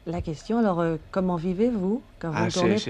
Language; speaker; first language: French; native; French